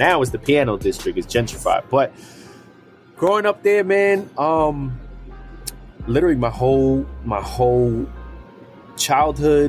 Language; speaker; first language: English; early bilingual, other home language; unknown